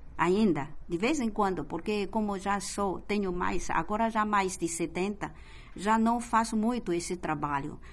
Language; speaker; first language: Portuguese; non-native, fluent; Chinese